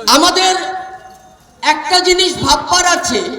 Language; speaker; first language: Bangla; native; Bangla